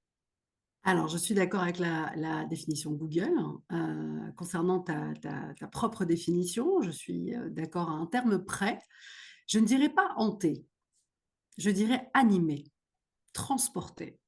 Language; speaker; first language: French; native; French